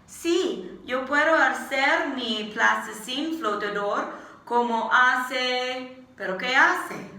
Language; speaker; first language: Spanish; non-native, learner; English